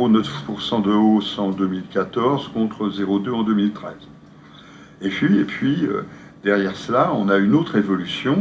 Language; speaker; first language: French; native; French